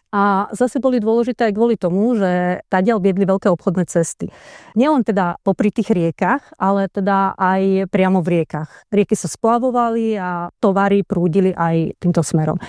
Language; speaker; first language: Slovak; native; Slovak